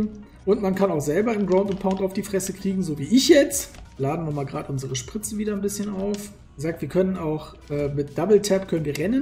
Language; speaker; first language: German; native; German